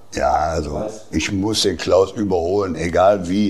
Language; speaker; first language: German; native; German